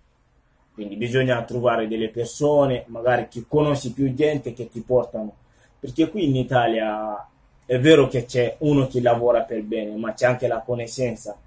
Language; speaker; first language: Italian; non-native, learner; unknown